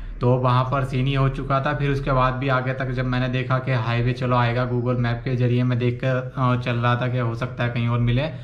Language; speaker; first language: Hindi; native; Hindi